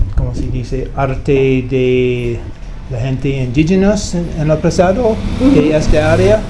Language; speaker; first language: Spanish; non-native, learner; English